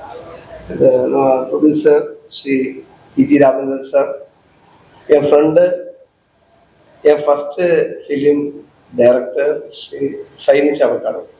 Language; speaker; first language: Tamil; non-native, local second language; Malayalam